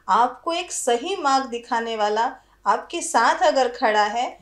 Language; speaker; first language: Hindi; native; Hindi